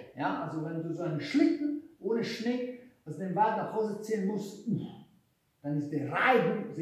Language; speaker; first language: German; non-native, fluent; Hungarian